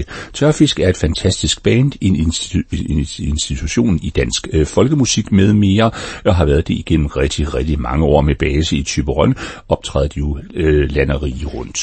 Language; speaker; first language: Danish; native; Danish